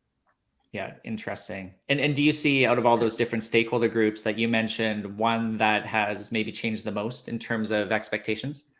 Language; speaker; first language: English; native; English